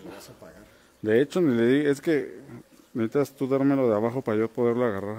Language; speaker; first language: Spanish; native; Spanish